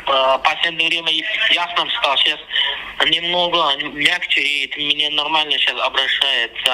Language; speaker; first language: Russian; non-native, learner; Turkmen